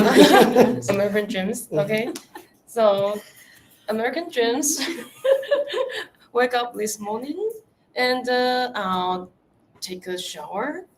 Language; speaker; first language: English; non-native, learner; Chinese